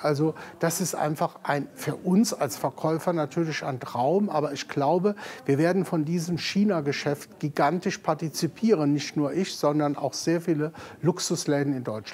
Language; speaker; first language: German; native; German